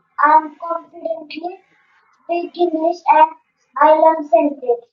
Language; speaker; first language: English; non-native, learner; Marathi